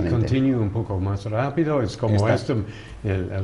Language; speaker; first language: Spanish; non-native, fluent; English